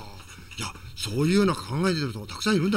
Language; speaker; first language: Japanese; native; Japanese